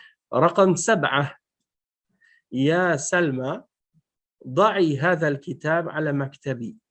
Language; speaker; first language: Arabic; non-native, fluent; French